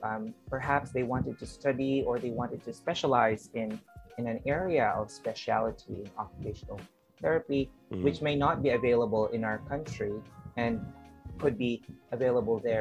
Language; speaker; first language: English; non-native, local second language; Filipino